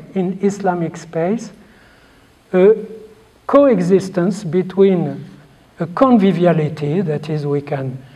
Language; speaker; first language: English; non-native, fluent; Arabic